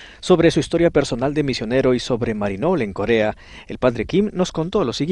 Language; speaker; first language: Spanish; native; Spanish